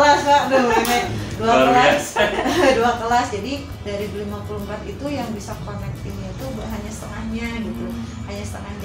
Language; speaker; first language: Indonesian; non-native, local second language; Sundanese